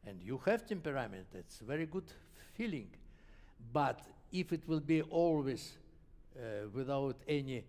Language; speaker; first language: English; non-native, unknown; Russian